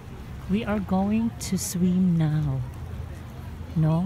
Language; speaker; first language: English; non-native, local second language; Filipino